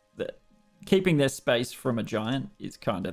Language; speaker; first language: English; native; English